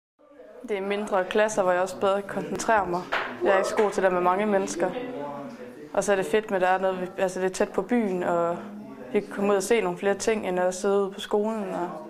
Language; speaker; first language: Danish; native; Danish